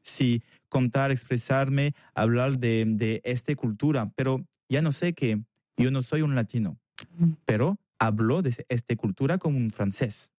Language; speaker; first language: Spanish; non-native, learner; French